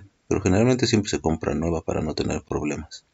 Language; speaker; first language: Spanish; native; Spanish